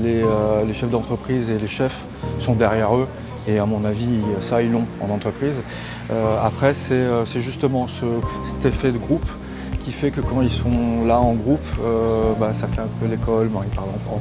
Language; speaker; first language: French; native; French